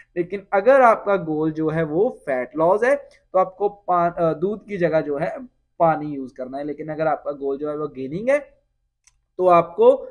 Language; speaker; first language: Hindi; non-native, local second language; Punjabi